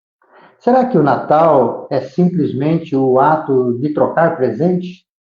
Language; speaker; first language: Portuguese; native; Portuguese